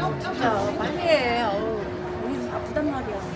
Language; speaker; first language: Korean; native; Korean